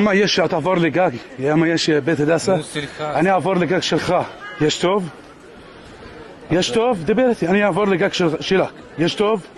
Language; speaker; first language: Hebrew; non-native, learner; Arabic